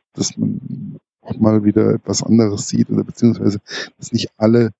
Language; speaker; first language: German; native; German